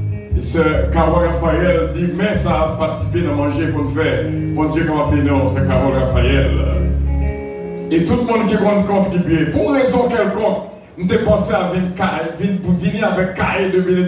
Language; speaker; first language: French; non-native, local second language; Haitian Creole